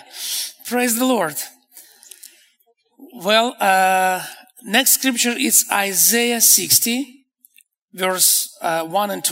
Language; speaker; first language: English; non-native, fluent; Hebrew